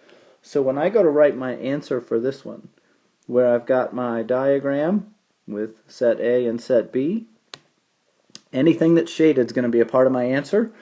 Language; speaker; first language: English; native; English